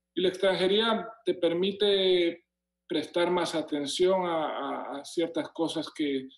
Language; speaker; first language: Spanish; native; Spanish